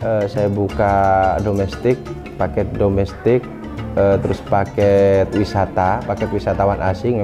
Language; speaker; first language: Indonesian; non-native, local second language; Madurese